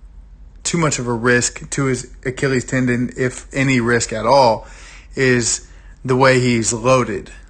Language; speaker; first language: English; native; English